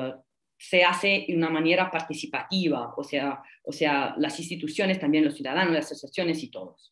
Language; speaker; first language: Spanish; non-native, fluent; Italian